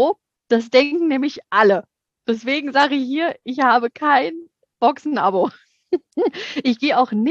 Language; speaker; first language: German; native; German